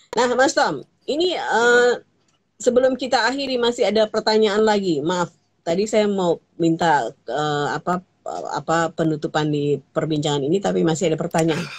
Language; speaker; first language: Indonesian; native; Indonesian